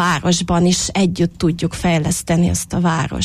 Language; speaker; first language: Hungarian; non-native, fluent; Russian